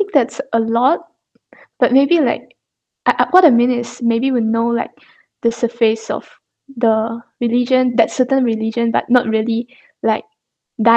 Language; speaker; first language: English; non-native, local second language; Chinese